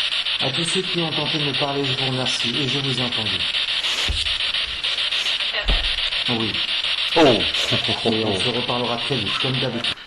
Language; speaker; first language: French; native; French